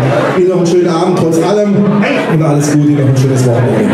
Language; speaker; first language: German; native; German